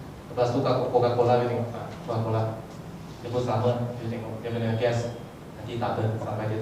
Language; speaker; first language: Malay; non-native, local second language; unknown